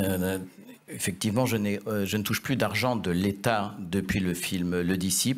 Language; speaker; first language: French; native; French